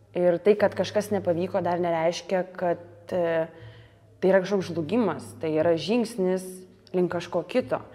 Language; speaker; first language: Lithuanian; early bilingual, other home language; Russian